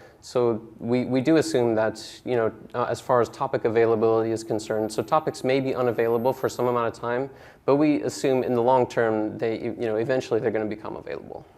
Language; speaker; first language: English; native; English